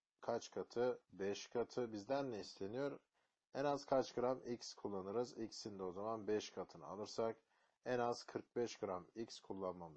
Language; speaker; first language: Turkish; native; Turkish